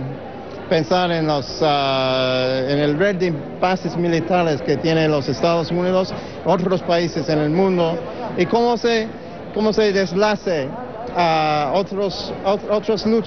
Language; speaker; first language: Spanish; non-native, fluent; English